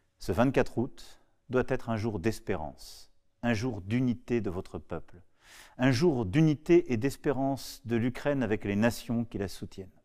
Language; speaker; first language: French; native; French